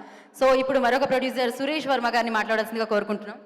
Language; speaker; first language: Telugu; native; Telugu